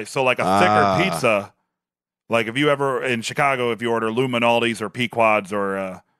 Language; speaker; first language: English; native; English